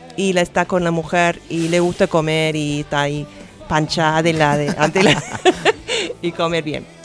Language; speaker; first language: Spanish; non-native, fluent; English